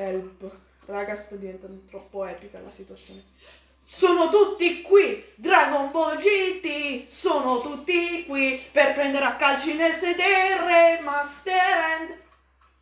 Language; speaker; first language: Italian; native; Italian